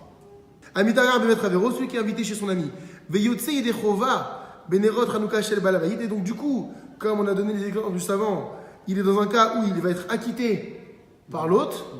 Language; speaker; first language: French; native; French